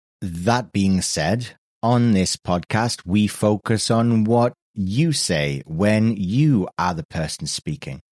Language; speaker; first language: English; native; English